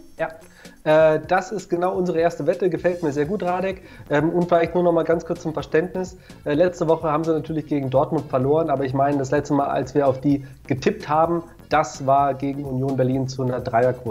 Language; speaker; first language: German; native; German